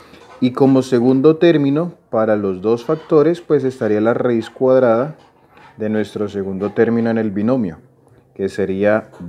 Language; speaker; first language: Spanish; native; Spanish